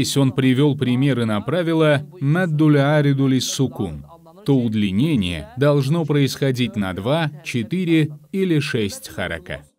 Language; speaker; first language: Russian; non-native, fluent; Azerbaijani